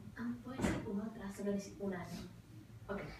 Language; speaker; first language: Spanish; early bilingual, heritage; Spanish